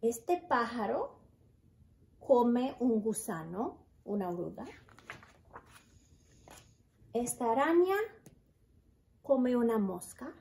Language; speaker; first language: Spanish; early bilingual, heritage; Spanish